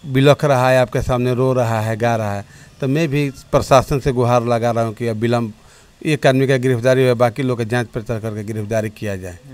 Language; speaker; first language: Hindi; native; Hindi